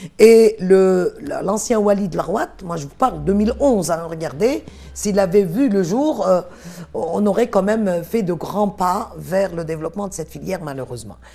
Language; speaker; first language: French; non-native, local second language; Arabic